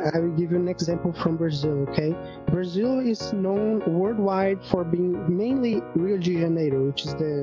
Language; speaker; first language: English; non-native, fluent; Portuguese